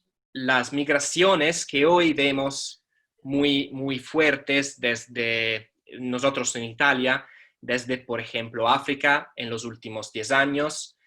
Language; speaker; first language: Spanish; non-native, fluent; Italian